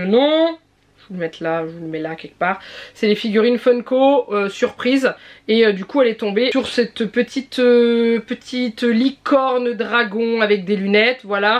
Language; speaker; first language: French; native; French